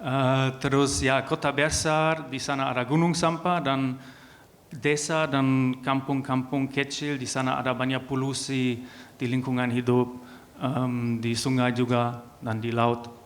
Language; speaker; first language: Indonesian; non-native, learner; German